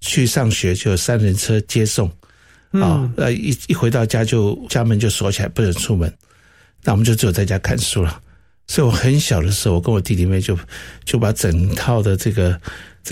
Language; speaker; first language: Chinese; non-native, local second language; Cantonese